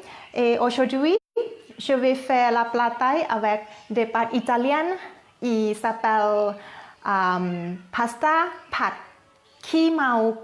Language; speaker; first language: French; non-native, fluent; Thai